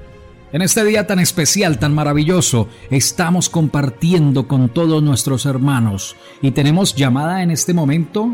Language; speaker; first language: Spanish; native; Spanish